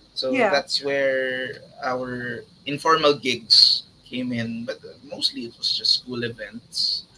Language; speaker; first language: English; non-native, local second language; Filipino